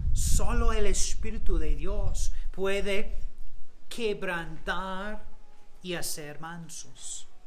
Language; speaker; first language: Spanish; non-native, fluent; English